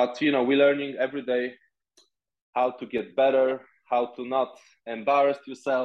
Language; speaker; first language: English; non-native, fluent; Polish